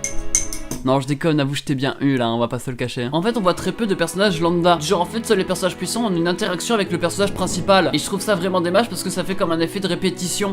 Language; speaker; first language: French; native; French